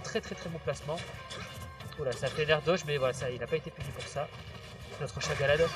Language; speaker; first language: French; native; French